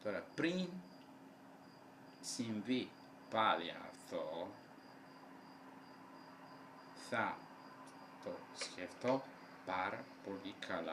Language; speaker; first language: Greek; non-native, fluent; Italian